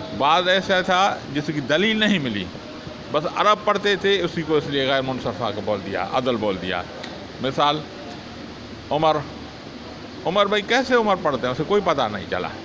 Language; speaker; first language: Urdu; non-native, local second language; Sindhi